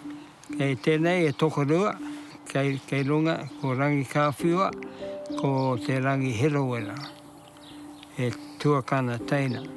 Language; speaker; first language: Māori; non-native, local second language; English